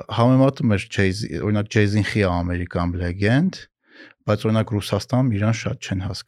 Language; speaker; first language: Armenian; native; Armenian